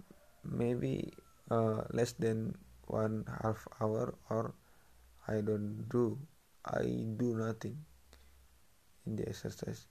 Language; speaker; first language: English; non-native, learner; Indonesian